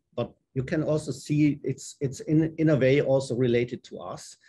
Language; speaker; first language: English; non-native, fluent; German